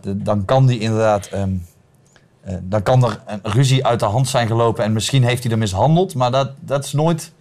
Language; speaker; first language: Dutch; native; Dutch